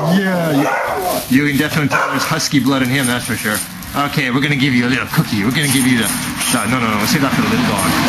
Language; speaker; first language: English; native; English